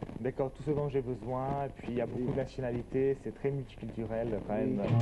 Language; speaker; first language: French; native; French